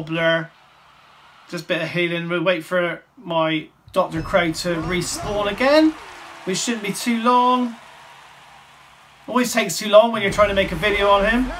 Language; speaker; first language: English; native; English